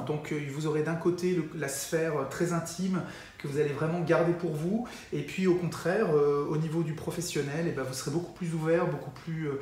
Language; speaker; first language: French; native; French